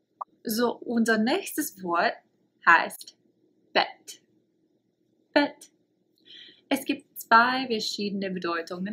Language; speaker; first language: German; non-native, fluent; English